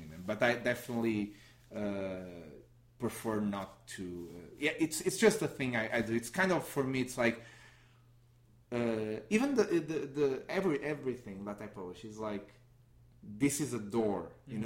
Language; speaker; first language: English; non-native, fluent; Portuguese